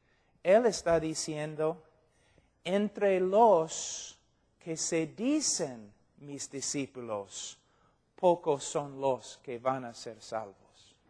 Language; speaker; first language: Spanish; non-native, fluent; English